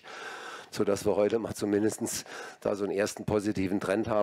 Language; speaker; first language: German; native; German